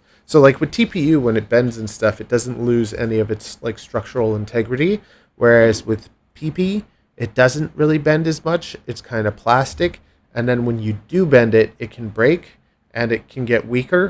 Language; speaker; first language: English; native; English